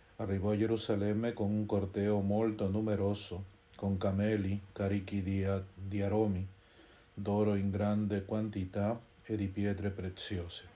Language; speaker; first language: Italian; non-native, fluent; Spanish